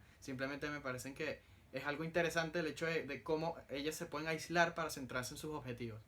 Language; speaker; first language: Spanish; native; Spanish